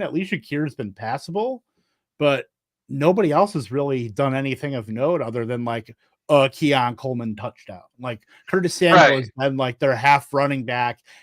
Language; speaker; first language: English; native; English